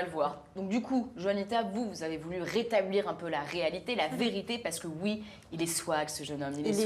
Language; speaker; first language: French; native; French